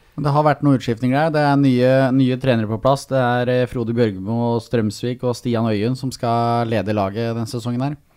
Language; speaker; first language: Norwegian; native; Norwegian